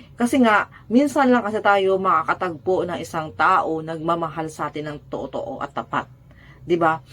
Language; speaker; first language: Filipino; native; Filipino